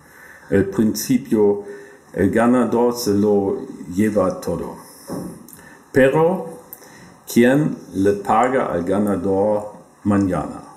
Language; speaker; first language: Spanish; non-native, learner; German